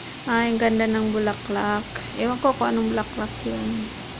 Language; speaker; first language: Filipino; native; Filipino